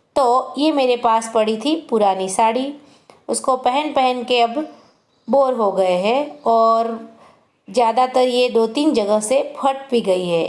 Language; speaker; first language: Hindi; non-native, local second language; Gujarati